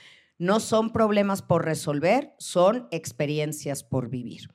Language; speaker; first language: Spanish; native; Spanish